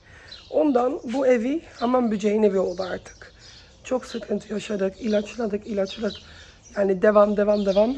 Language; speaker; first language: Turkish; early bilingual, heritage; Turkish